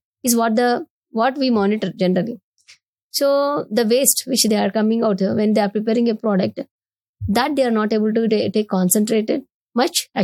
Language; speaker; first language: English; non-native, local second language; Telugu